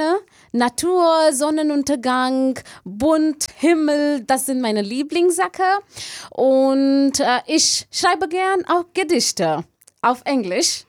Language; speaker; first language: German; non-native, learner; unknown